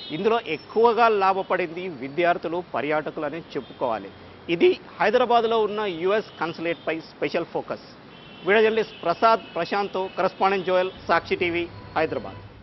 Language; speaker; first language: Telugu; native; Telugu